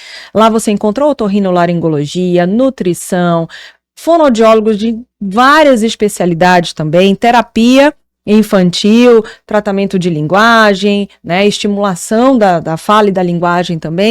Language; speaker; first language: Portuguese; native; Portuguese